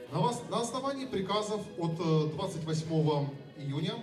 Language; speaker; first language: Russian; native; Russian